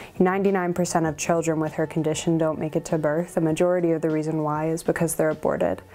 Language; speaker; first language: English; native; English